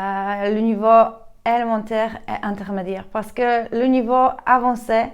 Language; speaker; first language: French; non-native, fluent; Polish